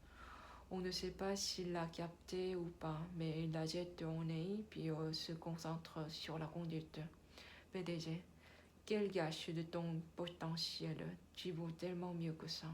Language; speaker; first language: French; non-native, learner; Korean